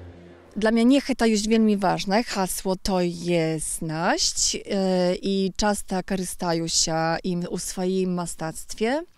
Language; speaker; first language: Polish; non-native, local second language; Belarusian